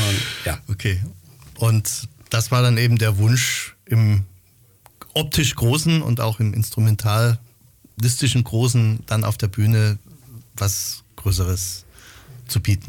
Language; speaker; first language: German; native; German